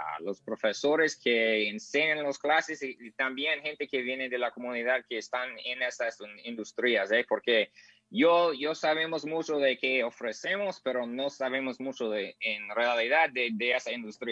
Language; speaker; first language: Spanish; non-native, learner; English